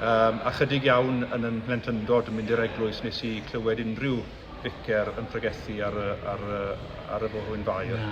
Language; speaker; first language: Welsh; native; Welsh